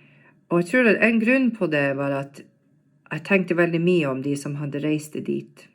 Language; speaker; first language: Norwegian; non-native, fluent; English